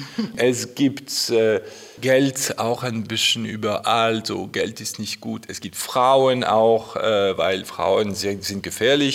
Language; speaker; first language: German; non-native, fluent; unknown